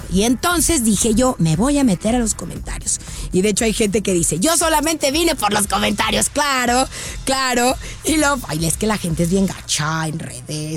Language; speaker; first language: Spanish; native; Spanish